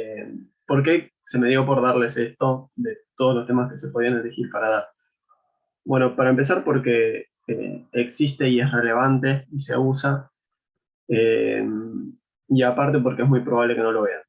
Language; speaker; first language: Spanish; native; Spanish